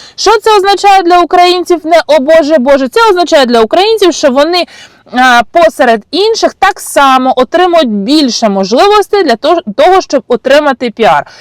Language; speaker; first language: Ukrainian; non-native, local second language; Russian